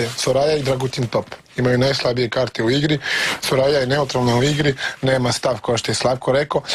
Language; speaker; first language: Bosnian; early bilingual, heritage; Serbian